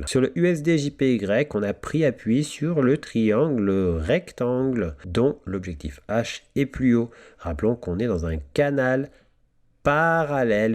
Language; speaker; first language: French; native; French